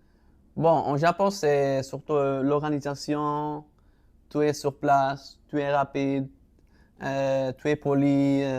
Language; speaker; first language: French; non-native, local second language; Arabic